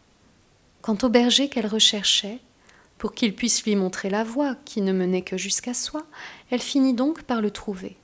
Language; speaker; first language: French; native; French